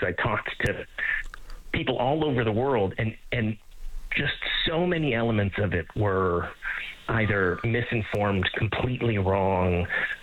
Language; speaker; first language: English; native; English